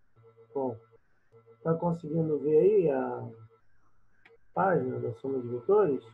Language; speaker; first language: Portuguese; native; Portuguese